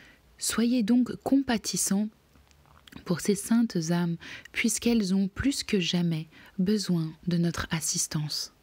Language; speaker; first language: French; native; French